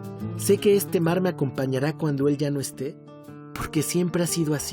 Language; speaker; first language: Spanish; native; Spanish